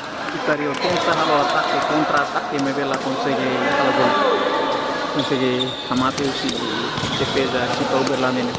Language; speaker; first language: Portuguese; non-native, local second language; Tetum